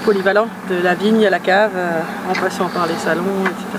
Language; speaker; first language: French; native; French